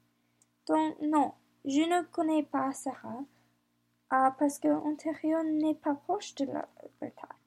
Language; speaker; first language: French; non-native, learner; English